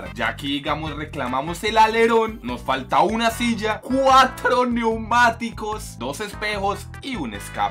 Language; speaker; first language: Spanish; native; Spanish